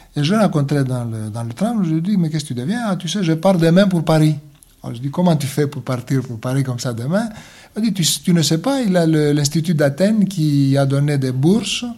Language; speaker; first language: French; non-native, fluent; Greek